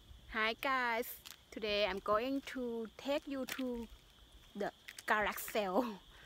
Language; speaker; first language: English; non-native, learner; Thai